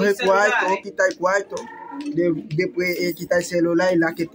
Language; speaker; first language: Spanish; non-native, learner; Haitian Creole